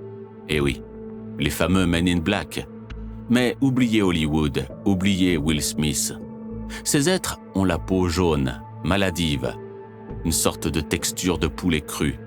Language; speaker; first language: French; native; French